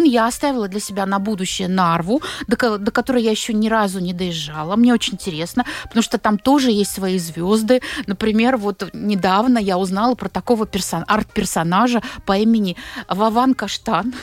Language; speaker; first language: Russian; native; Russian